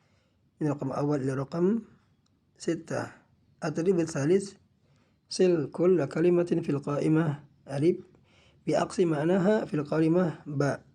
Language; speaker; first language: Arabic; non-native, fluent; Indonesian